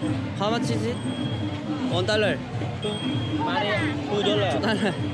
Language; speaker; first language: Korean; native; Korean